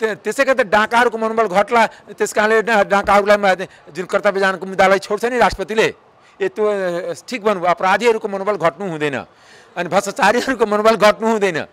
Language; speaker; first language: Nepali; non-native, local second language; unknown